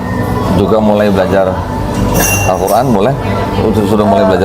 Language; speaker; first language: Indonesian; native; Indonesian